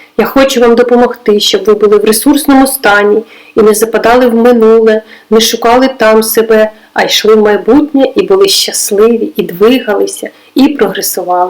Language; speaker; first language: Ukrainian; non-native, local second language; Russian